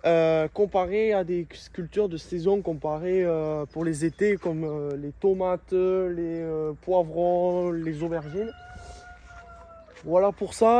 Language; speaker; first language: French; native; French